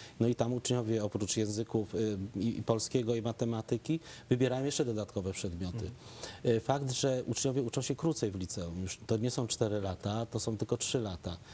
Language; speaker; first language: Polish; native; Polish